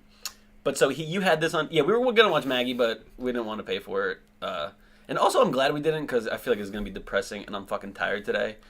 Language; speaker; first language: English; native; English